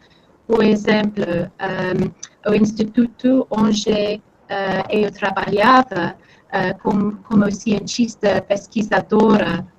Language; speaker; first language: Portuguese; non-native, fluent; English